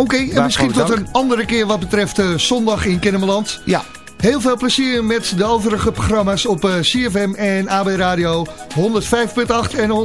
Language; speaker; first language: Dutch; native; Dutch